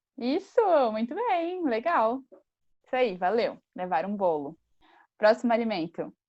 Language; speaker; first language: Portuguese; native; Portuguese